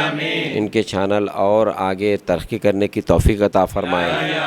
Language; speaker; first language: Urdu; native; Urdu